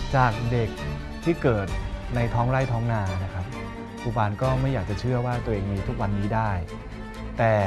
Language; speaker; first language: Thai; native; Thai